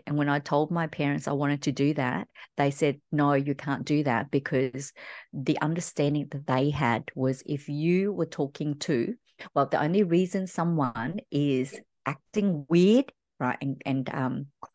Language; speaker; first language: English; early bilingual, other home language; Vietnamese